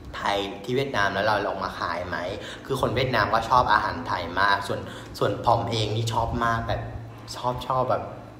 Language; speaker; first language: Thai; non-native, fluent; Vietnamese